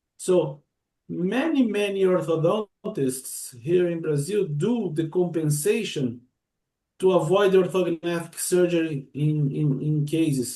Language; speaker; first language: English; non-native, learner; Portuguese